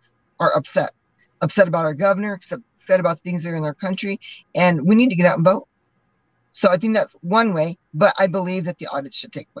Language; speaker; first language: English; native; English